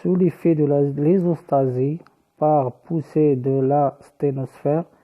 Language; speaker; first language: French; non-native, local second language; Arabic